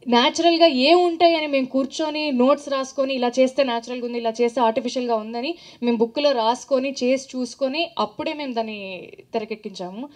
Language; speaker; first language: Telugu; native; Telugu